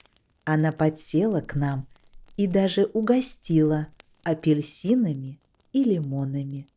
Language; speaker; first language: Russian; native; Russian